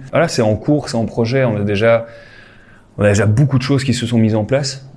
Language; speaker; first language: French; native; French